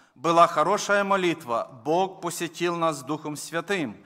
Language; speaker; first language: Russian; non-native, local second language; Ukrainian